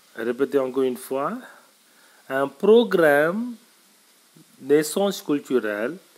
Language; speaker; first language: French; non-native, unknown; Tamil